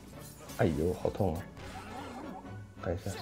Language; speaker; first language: Chinese; native; Chinese